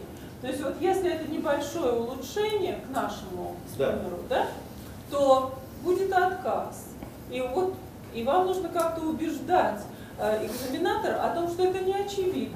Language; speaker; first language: Russian; native; Russian